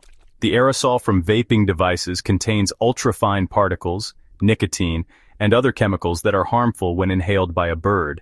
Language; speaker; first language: English; native; English